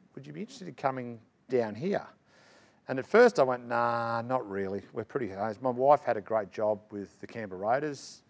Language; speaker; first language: English; native; English